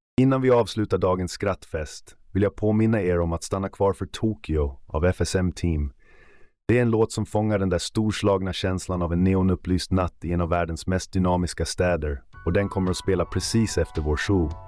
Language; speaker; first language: Swedish; native; Swedish